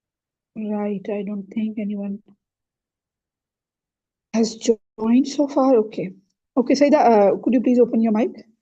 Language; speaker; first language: English; non-native, fluent; Urdu